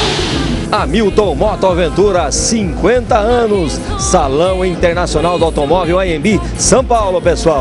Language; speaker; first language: Portuguese; native; Portuguese